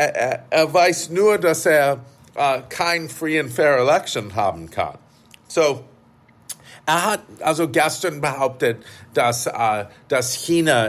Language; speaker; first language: German; non-native, fluent; English